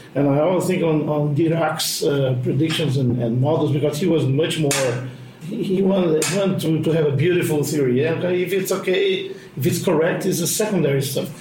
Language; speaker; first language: English; non-native, fluent; Portuguese